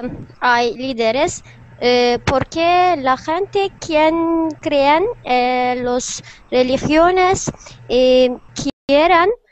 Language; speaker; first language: Spanish; non-native, learner; Turkish